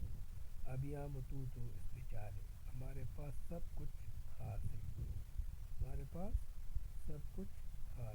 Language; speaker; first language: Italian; non-native, learner; Urdu